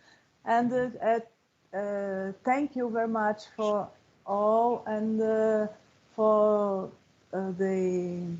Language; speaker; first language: English; non-native, learner; Portuguese